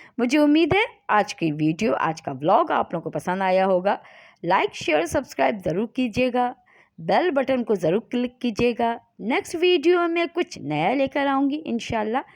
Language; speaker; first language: Urdu; native; Urdu